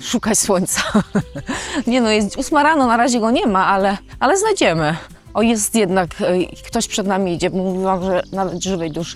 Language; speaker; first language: Polish; native; Polish